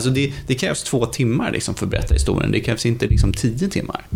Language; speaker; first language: Swedish; native; Swedish